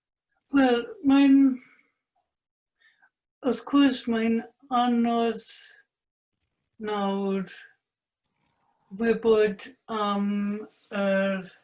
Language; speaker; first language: Welsh; non-native, fluent; English